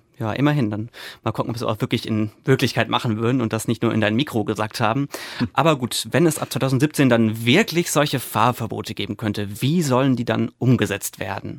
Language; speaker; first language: German; native; German